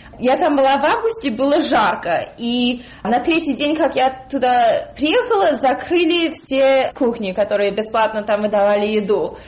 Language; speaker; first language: Russian; early bilingual, heritage; Russian